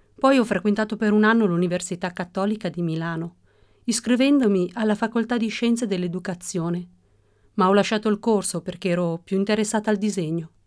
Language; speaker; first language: Italian; early bilingual, other home language; Russian